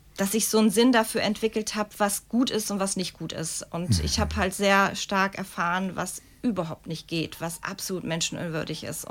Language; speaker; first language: German; early bilingual, other home language; Czech